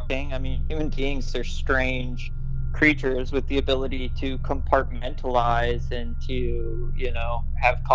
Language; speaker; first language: English; native; English